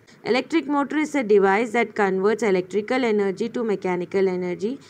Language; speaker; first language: English; non-native, local second language; Malayalam